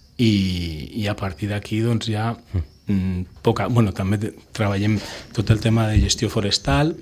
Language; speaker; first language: Catalan; non-native, local second language; Spanish